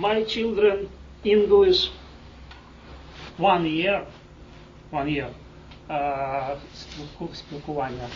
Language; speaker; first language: English; non-native, learner; Ukrainian